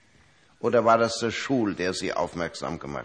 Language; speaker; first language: German; native; German